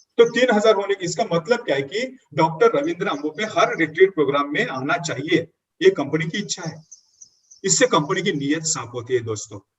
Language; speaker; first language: Hindi; non-native, local second language; Marathi